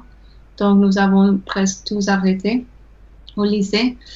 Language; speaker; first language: French; non-native, learner; English